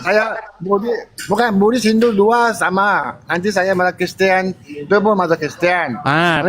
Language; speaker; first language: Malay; non-native, local second language; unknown